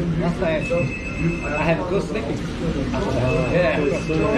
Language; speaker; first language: English; non-native, learner; Chinese